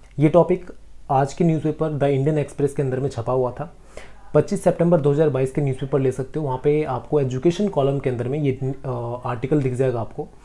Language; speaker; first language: Hindi; native; Hindi